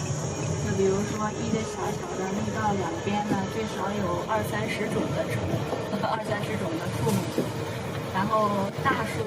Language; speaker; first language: Chinese; native; Chinese